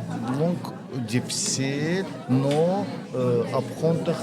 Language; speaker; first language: French; non-native, learner; Armenian